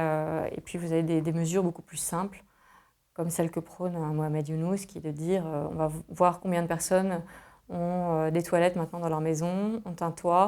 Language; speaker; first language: French; native; French